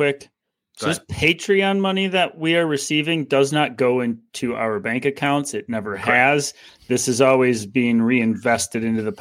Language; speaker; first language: English; native; English